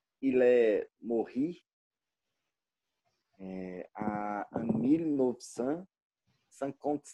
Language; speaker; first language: French; non-native, learner; Portuguese